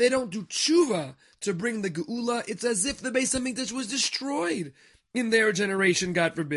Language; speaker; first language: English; native; English